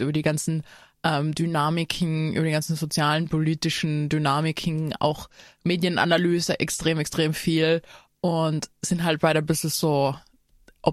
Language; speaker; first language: German; native; German